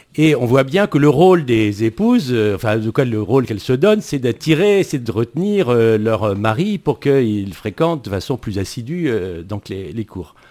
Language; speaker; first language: French; native; French